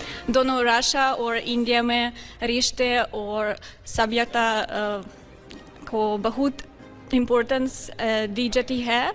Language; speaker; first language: Hindi; non-native, learner; Russian